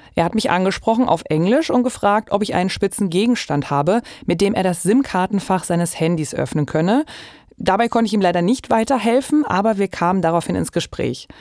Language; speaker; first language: German; native; German